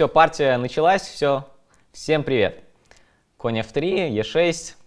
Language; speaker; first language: Russian; native; Russian